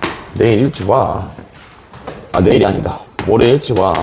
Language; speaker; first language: Korean; native; Korean